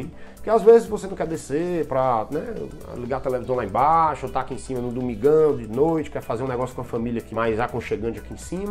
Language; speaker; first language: Portuguese; native; Portuguese